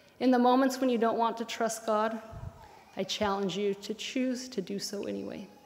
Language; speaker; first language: English; native; English